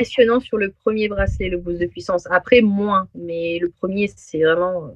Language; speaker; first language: French; native; French